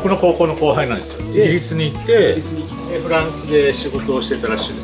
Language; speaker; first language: Japanese; native; Japanese